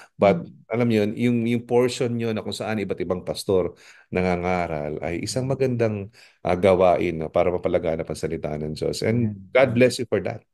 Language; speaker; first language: Filipino; native; Filipino